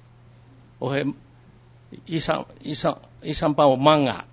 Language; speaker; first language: Cantonese; early bilingual, heritage; Cantonese